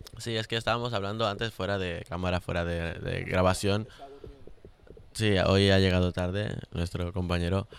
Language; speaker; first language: Spanish; native; Spanish